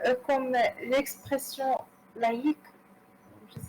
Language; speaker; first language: French; non-native, learner; Arabic